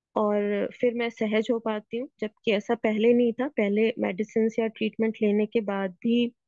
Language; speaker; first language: Hindi; native; Hindi